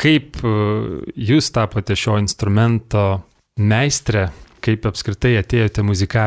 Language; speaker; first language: Lithuanian; native; Lithuanian